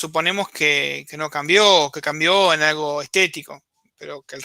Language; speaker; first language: Spanish; native; Spanish